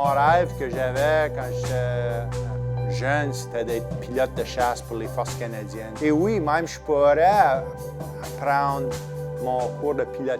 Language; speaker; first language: French; native; French